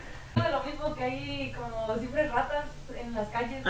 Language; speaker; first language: Spanish; native; Spanish